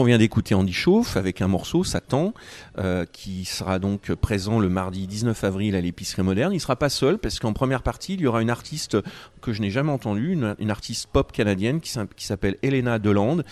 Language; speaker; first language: French; native; French